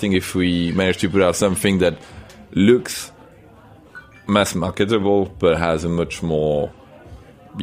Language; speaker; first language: English; non-native, fluent; French